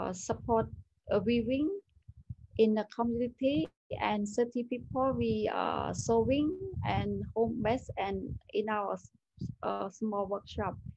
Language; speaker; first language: English; non-native, learner; Khmer